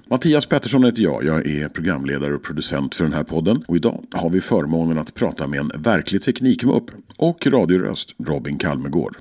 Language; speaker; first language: Swedish; native; Swedish